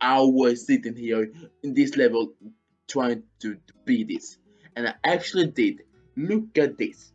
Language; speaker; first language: English; non-native, fluent; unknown